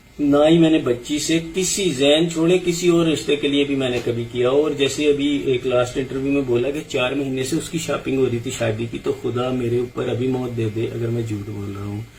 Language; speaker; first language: Urdu; native; Urdu